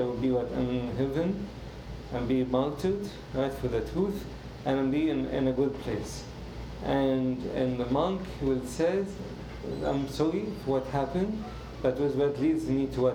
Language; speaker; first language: English; non-native, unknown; Arabic